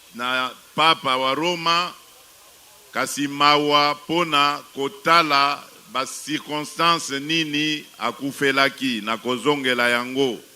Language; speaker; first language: Lingala; non-native, local second language; Luba-Lulua